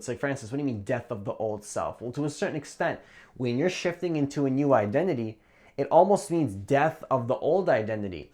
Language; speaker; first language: English; native; English